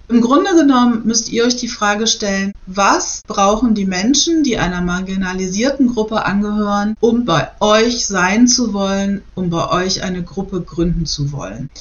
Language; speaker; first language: German; native; German